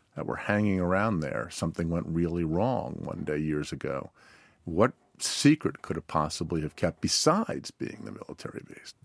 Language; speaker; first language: English; native; English